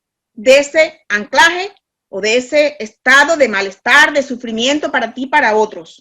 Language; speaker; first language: Spanish; native; Spanish